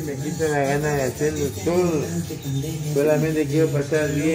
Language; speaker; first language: Spanish; native; Spanish